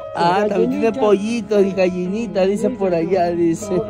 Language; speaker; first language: Spanish; native; Spanish